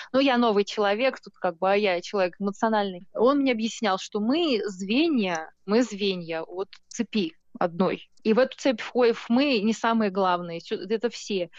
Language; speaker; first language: Russian; native; Russian